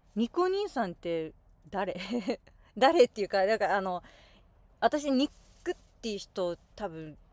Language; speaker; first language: Japanese; non-native, fluent; English